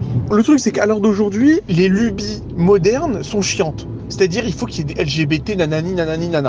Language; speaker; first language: French; native; French